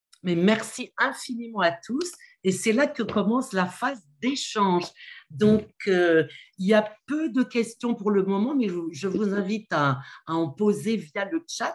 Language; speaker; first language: French; native; French